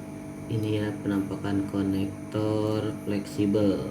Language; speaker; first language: Indonesian; native; Indonesian